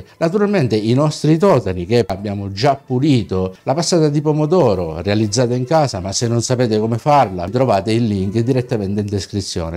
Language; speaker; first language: Italian; native; Italian